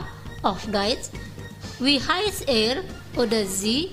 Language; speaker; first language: German; non-native, fluent; Indonesian